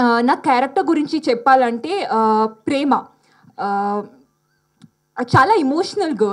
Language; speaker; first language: Telugu; non-native, learner; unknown